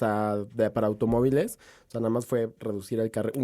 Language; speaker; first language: Spanish; native; Spanish